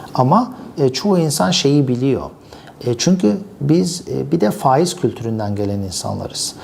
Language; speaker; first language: Turkish; early bilingual, other home language; English